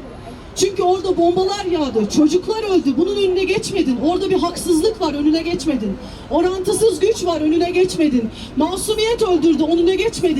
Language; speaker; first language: Turkish; native; Turkish